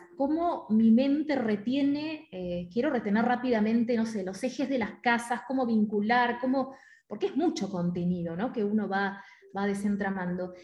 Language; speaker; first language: Spanish; native; Spanish